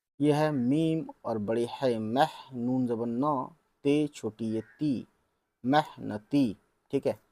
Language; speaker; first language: Hindi; native; Hindi